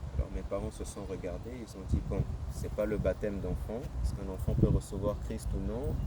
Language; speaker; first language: French; native; French